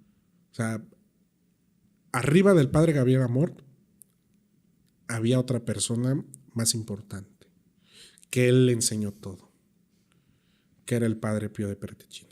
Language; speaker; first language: Spanish; native; Spanish